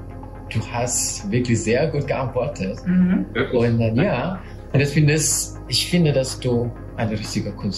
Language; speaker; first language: German; non-native, learner; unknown